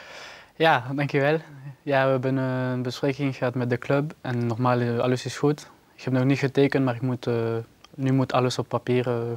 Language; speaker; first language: Dutch; non-native, learner; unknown